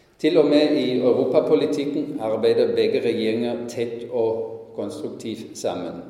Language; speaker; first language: Norwegian; non-native, fluent; German